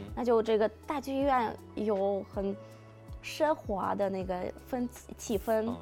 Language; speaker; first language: Chinese; non-native, fluent; Russian